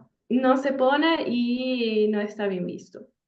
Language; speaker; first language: Spanish; non-native, fluent; Italian